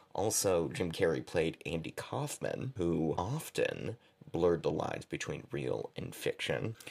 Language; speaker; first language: English; native; English